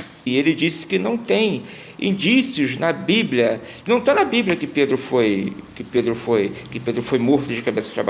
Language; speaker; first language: Portuguese; native; Portuguese